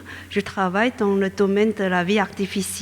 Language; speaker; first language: French; non-native, fluent; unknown